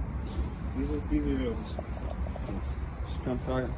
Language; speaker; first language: German; non-native, learner; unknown